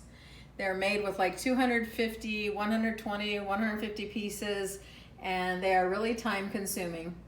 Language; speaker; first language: English; native; English